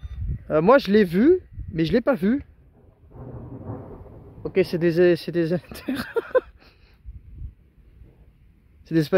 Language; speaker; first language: French; native; French